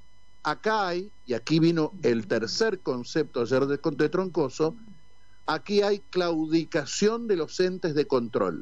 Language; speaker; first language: Spanish; native; Spanish